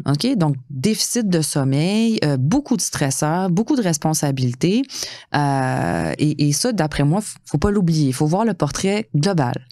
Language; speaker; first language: French; native; French